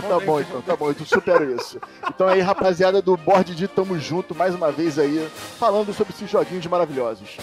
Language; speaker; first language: Portuguese; native; Portuguese